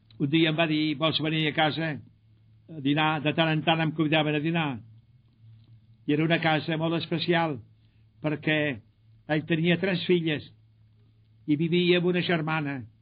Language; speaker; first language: Catalan; native; Catalan